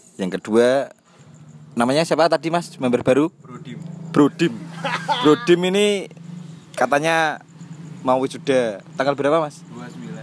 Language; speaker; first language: Indonesian; non-native, local second language; Javanese